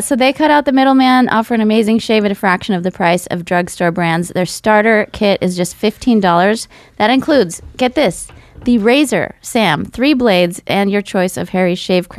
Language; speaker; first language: English; early bilingual, other home language; Russian